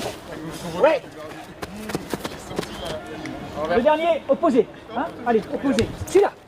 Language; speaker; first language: French; native; French